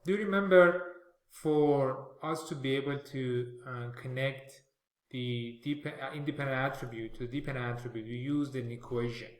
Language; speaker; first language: English; non-native, fluent; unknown